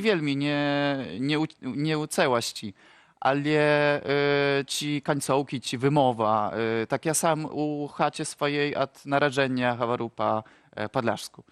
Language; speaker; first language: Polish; non-native, local second language; Ukrainian